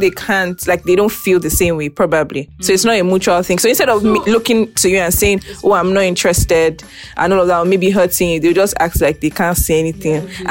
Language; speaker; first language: English; non-native, local second language; Yoruba